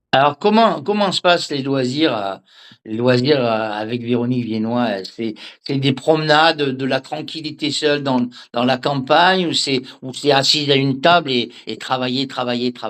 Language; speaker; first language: French; native; French